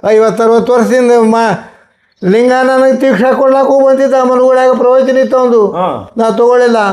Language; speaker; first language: Kannada; native; Kannada